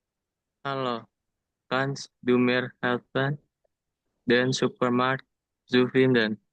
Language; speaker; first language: German; non-native, learner; Indonesian